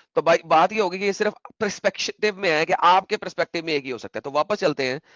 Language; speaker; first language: Urdu; native; Urdu